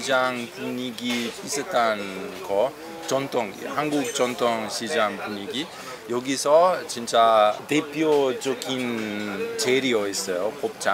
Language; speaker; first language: Korean; non-native, fluent; Italian